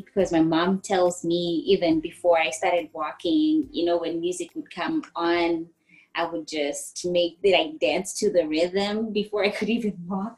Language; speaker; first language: English; non-native, local second language; Shona